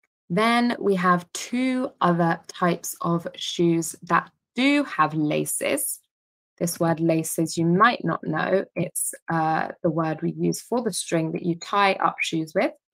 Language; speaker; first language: English; native; English